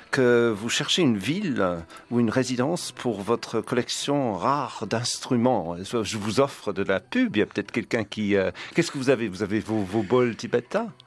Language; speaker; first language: French; non-native, fluent; English